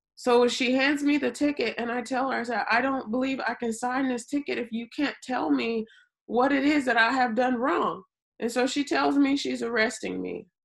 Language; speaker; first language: English; native; English